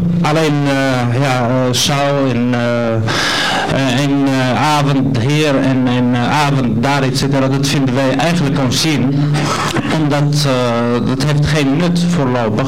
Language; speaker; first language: Dutch; non-native, learner; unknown